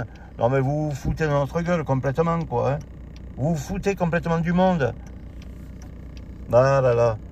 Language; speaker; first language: French; native; French